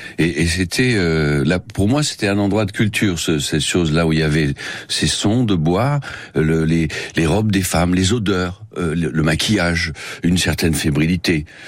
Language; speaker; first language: French; non-native, local second language; Spanish